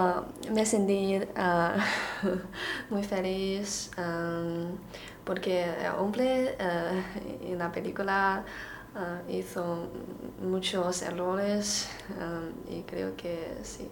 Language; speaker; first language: Spanish; non-native, learner; Chinese